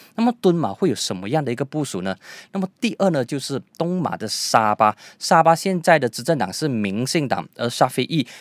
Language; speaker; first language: Chinese; native; Chinese